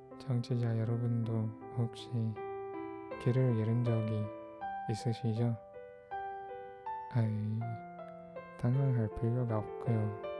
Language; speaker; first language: Korean; non-native, fluent; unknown